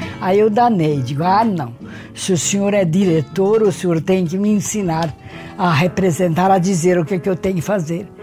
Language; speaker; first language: Portuguese; early bilingual, other home language; Hungarian